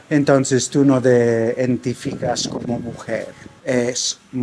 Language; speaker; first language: Spanish; non-native, learner; English